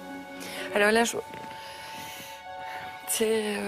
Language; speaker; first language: French; native; French